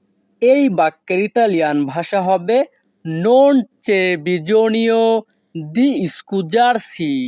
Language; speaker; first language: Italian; non-native, fluent; Bangla